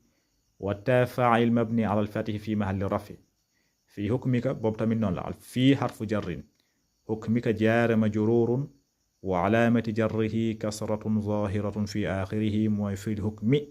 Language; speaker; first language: Arabic; non-native, fluent; Wolof